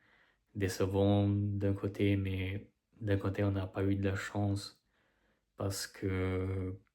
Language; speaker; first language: French; non-native, fluent; Albanian